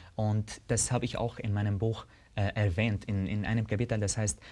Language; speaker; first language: German; non-native, fluent; Arabic